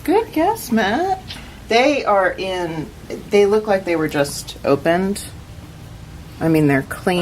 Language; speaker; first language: English; native; English